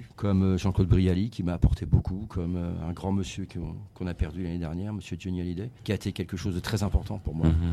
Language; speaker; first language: French; native; French